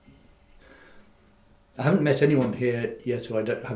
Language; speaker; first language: English; native; English